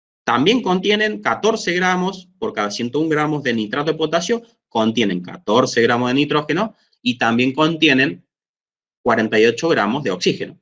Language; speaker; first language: Spanish; native; Spanish